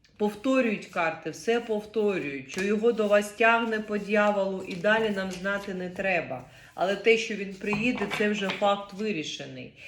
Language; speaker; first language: Ukrainian; non-native, local second language; Russian